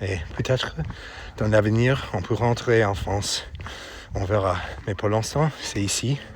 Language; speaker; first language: French; non-native, fluent; English